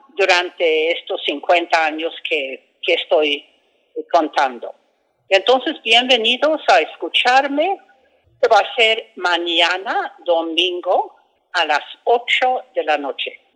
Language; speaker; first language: Spanish; non-native, fluent; Swedish